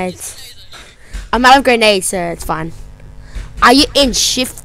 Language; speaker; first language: English; native; English